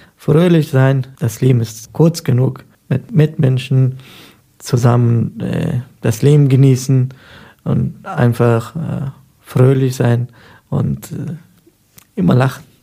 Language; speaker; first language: German; non-native, fluent; Persian